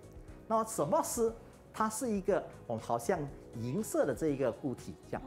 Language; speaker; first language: Chinese; native; Chinese